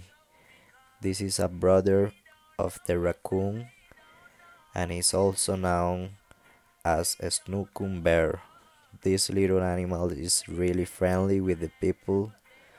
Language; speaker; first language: English; non-native, fluent; Spanish